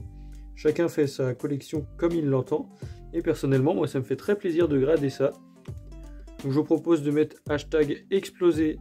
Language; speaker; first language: French; native; French